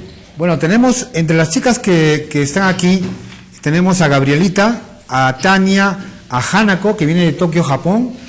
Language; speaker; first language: Spanish; native; Spanish